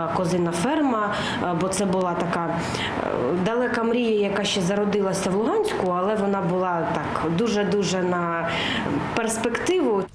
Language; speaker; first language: Ukrainian; native; Ukrainian